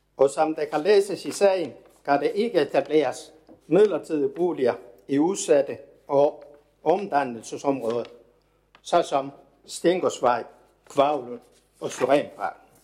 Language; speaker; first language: Danish; non-native, fluent; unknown